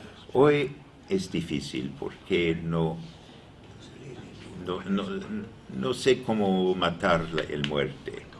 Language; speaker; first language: Spanish; non-native, learner; English